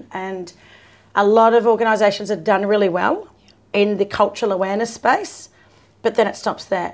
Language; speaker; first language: English; native; English